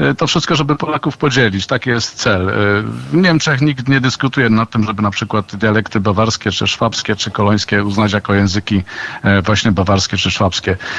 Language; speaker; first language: Polish; native; Polish